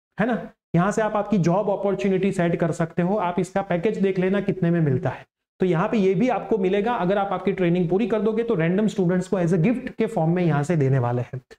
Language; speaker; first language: Hindi; non-native, local second language; Gujarati